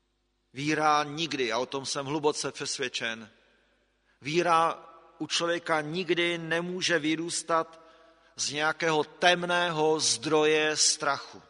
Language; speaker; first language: Czech; native; Czech